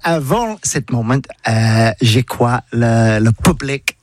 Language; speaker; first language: French; non-native, learner; English